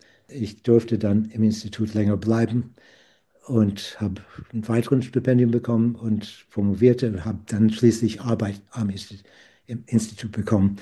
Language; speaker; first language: German; non-native, fluent; English